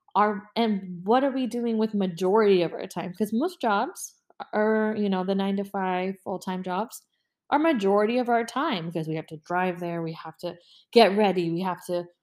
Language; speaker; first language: English; native; English